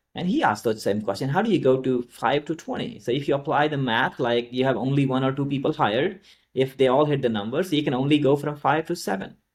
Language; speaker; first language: English; non-native, local second language; Hindi